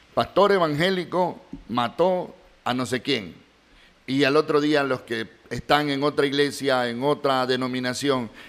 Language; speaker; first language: Spanish; native; Spanish